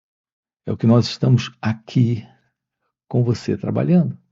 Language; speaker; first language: Portuguese; native; Portuguese